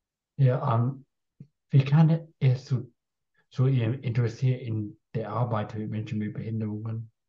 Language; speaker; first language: German; non-native, learner; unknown